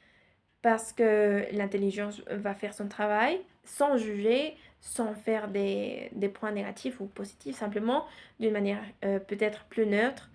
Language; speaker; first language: French; non-native, learner; Spanish